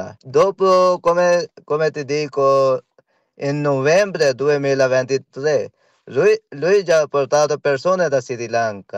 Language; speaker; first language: Italian; non-native, learner; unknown